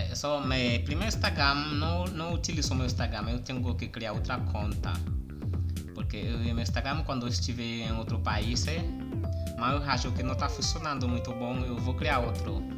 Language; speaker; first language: Portuguese; non-native, learner; Haitian Creole